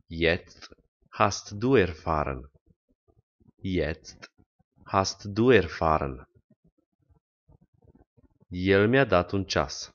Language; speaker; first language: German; non-native, fluent; Romanian